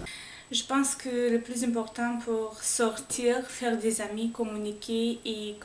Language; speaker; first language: French; non-native, learner; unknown